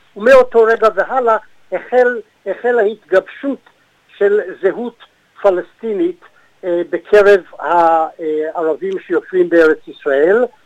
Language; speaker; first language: Hebrew; native; Hebrew